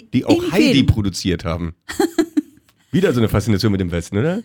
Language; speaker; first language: German; native; German